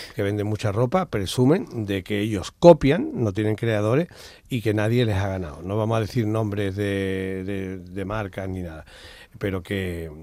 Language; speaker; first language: Spanish; native; Spanish